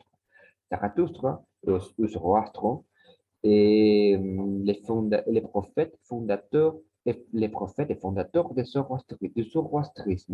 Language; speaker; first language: French; non-native, learner; Spanish